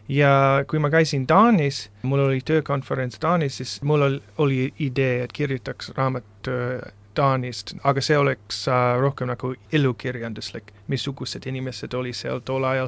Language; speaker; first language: Estonian; non-native, fluent; English